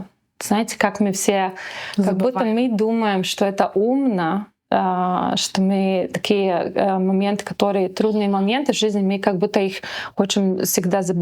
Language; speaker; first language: Russian; non-native, local second language; Latvian